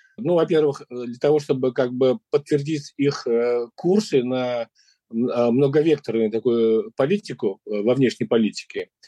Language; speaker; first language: Russian; non-native, local second language; Uzbek